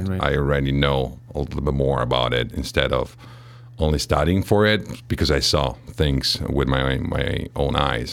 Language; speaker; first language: English; non-native, fluent; Italian